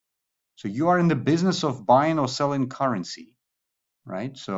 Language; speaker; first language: English; non-native, fluent; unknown